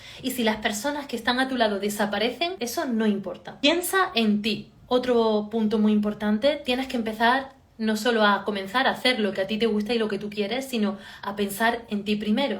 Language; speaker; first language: Spanish; native; Spanish